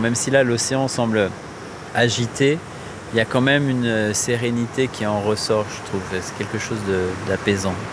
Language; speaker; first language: French; native; French